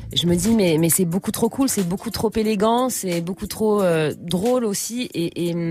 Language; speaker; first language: French; native; French